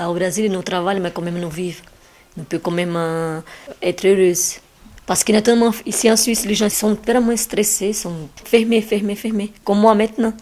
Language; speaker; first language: French; non-native, learner; Portuguese